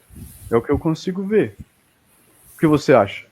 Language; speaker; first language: Portuguese; native; Portuguese